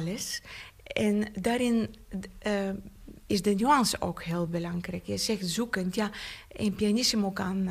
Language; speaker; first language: Dutch; non-native, fluent; Bulgarian